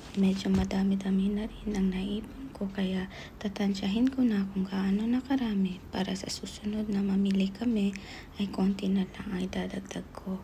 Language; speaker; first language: Filipino; native; Filipino